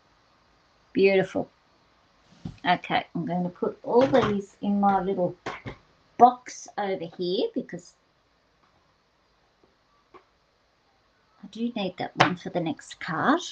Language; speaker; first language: English; native; English